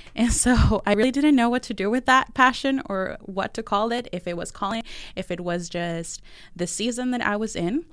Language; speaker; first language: English; early bilingual, other home language; Spanish